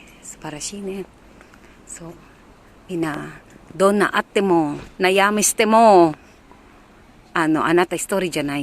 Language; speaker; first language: Japanese; non-native, learner; Filipino